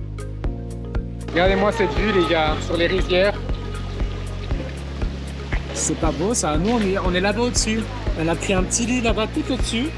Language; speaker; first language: French; native; French